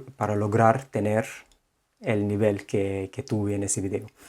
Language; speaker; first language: Spanish; non-native, fluent; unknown